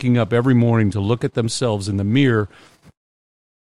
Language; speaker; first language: English; native; English